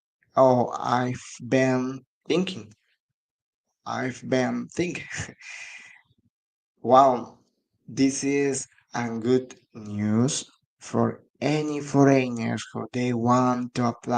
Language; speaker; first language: English; non-native, learner; Spanish